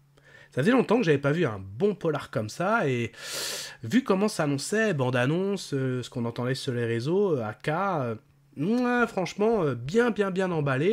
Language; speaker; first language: French; native; French